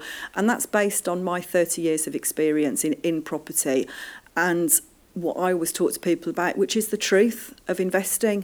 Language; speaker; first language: English; native; English